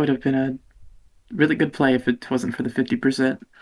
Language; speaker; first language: English; native; English